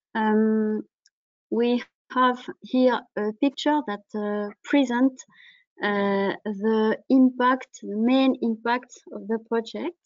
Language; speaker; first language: English; non-native, fluent; French